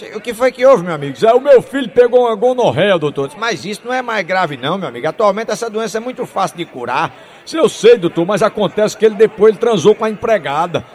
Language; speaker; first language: Portuguese; native; Portuguese